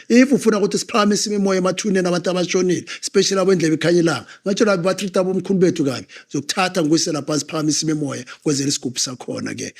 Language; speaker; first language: Zulu; native; Zulu